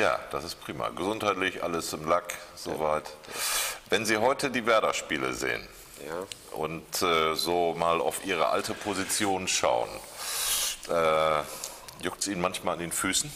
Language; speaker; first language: German; native; German